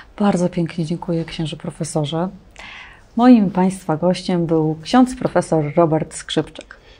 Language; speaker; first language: Polish; native; Polish